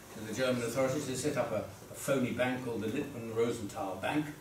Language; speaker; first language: English; early bilingual, other home language; Dutch